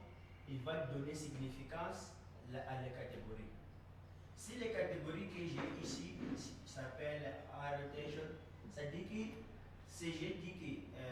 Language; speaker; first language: French; non-native, learner; Portuguese